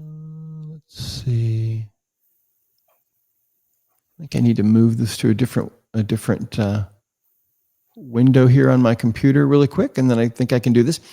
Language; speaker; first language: English; native; English